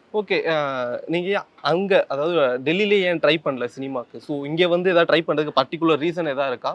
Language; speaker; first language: Tamil; native; Tamil